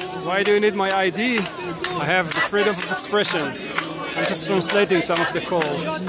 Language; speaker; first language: English; non-native, fluent; Hebrew